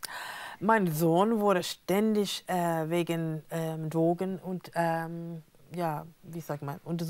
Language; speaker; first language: German; non-native, fluent; English